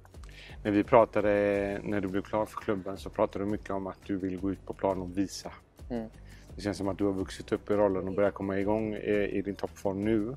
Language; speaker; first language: Swedish; native; Swedish